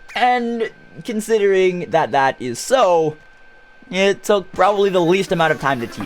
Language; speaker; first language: English; native; English